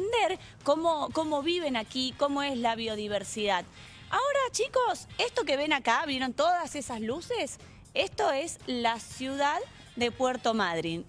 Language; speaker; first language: Spanish; native; Spanish